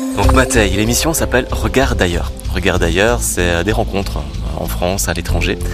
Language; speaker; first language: French; native; French